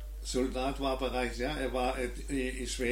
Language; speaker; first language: Danish; non-native, learner; German